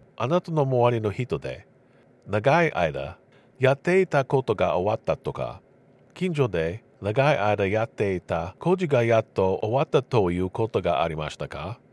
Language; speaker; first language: Japanese; non-native, learner; English